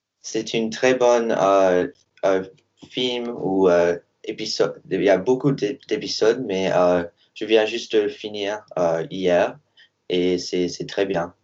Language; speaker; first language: French; non-native, learner; English